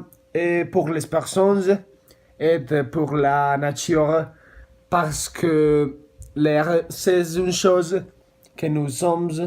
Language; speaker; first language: French; non-native, learner; Spanish